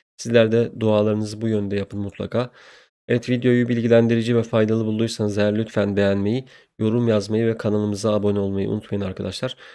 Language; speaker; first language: Turkish; native; Turkish